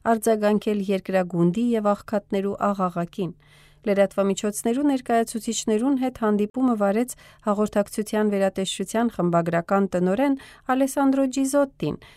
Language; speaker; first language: Armenian; early bilingual, heritage; Armenian